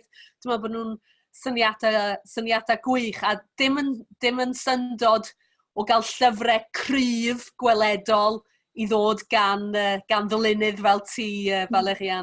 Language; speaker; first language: Welsh; native; Welsh